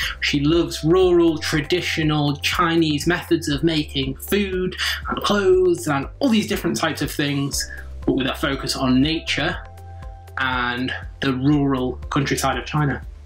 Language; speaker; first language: English; native; English